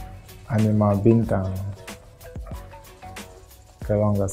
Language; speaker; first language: Indonesian; non-native, learner; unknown